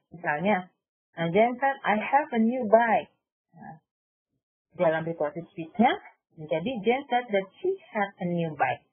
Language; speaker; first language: English; non-native, fluent; Indonesian